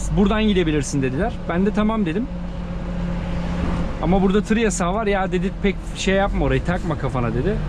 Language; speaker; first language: Turkish; native; Turkish